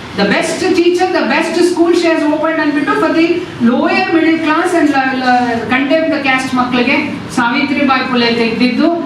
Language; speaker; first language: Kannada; non-native, local second language; Tamil